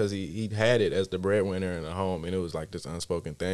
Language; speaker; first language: English; native; English